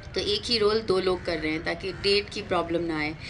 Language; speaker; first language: Hindi; native; Hindi